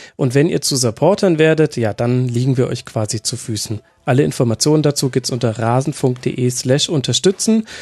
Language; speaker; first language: German; native; German